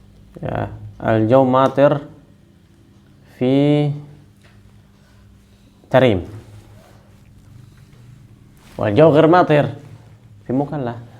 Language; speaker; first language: Arabic; non-native, fluent; Indonesian